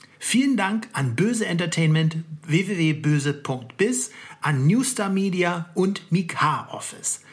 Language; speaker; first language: German; native; German